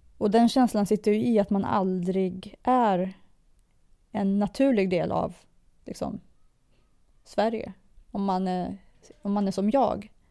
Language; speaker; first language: Swedish; early bilingual, other home language; Persian